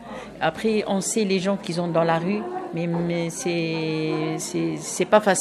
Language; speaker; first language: French; non-native, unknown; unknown